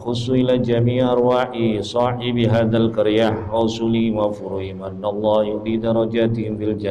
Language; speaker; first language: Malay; non-native, local second language; Javanese